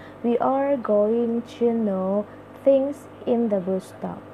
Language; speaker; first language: English; non-native, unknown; Indonesian